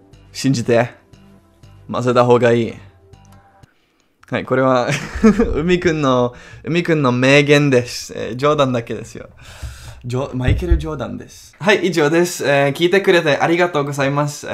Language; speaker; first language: Japanese; non-native, fluent; Czech